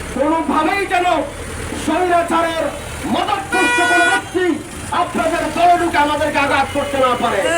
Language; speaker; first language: Bangla; native; Bangla